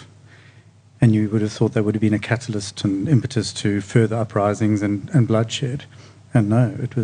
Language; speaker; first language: English; native; English